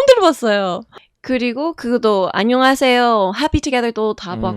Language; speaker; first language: Korean; non-native, fluent; English